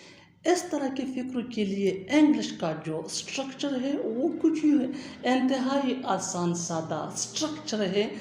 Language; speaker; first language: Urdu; non-native, local second language; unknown